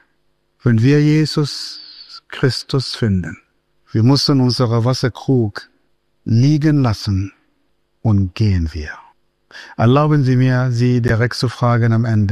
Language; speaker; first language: German; non-native, fluent; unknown